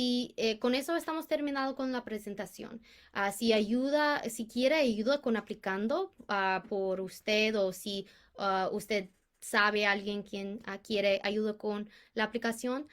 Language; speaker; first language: Spanish; non-native, fluent; English